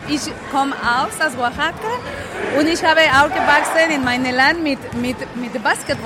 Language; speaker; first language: German; non-native, learner; Spanish